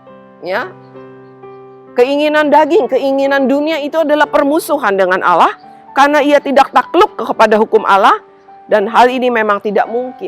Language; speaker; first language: Indonesian; native; Indonesian